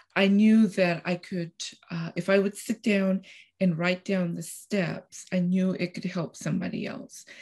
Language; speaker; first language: English; non-native, fluent; Spanish